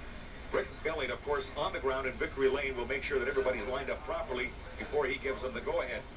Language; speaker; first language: English; native; English